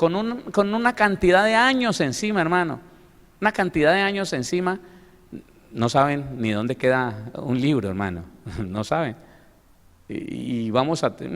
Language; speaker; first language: Spanish; native; Spanish